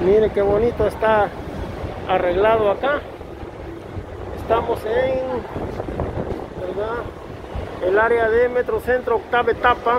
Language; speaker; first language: Spanish; native; Spanish